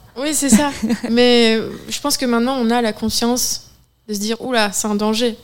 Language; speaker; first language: French; native; French